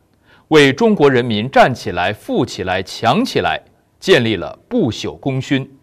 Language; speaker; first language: Chinese; native; Chinese